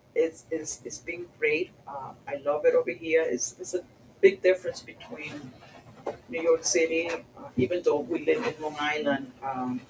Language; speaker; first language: English; early bilingual, other home language; Spanish